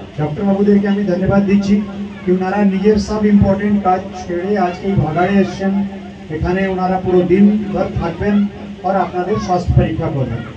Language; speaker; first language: Bangla; non-native, local second language; Hindi